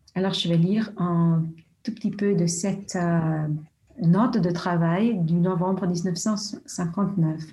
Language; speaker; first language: French; non-native, local second language; German